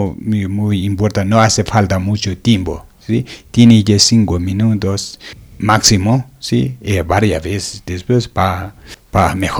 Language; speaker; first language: Spanish; non-native, learner; Tibetan